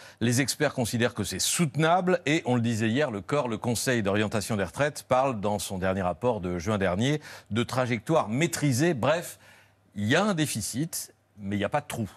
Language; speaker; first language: French; native; French